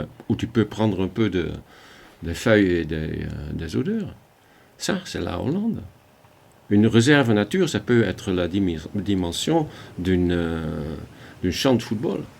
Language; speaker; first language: French; non-native, fluent; Dutch